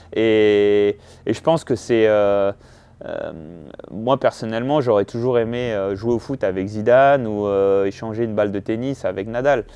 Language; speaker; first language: French; native; French